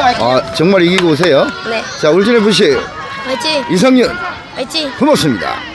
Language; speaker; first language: Korean; native; Korean